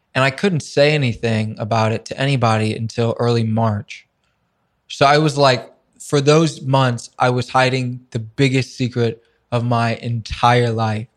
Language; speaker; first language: English; native; English